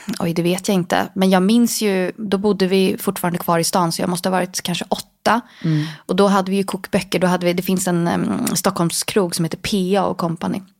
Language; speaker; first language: Swedish; native; Swedish